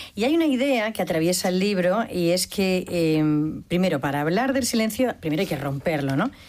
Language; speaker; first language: Spanish; native; Spanish